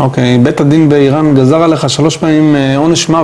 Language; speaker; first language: Hebrew; native; Hebrew